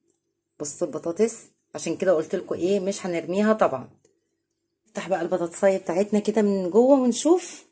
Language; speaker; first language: Arabic; native; Arabic